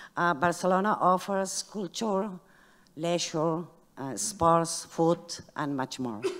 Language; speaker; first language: English; non-native, fluent; Catalan